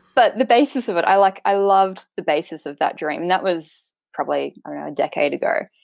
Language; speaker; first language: English; native; English